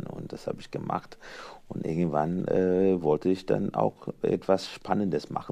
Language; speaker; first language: German; non-native, fluent; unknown